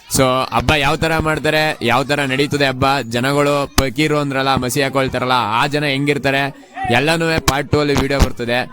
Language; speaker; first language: Kannada; native; Kannada